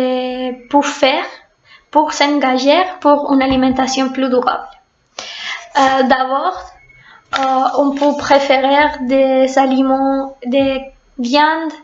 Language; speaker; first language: French; non-native, fluent; Spanish